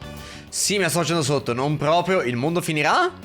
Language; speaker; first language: Italian; native; Italian